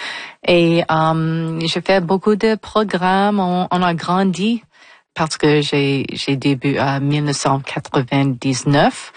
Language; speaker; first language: French; non-native, local second language; English